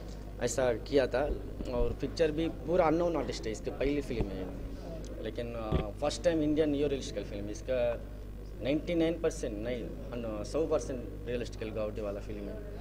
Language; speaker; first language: Hindi; non-native, local second language; Telugu